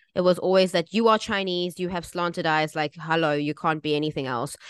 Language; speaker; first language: English; native; English